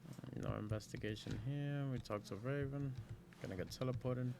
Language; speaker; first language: English; native; English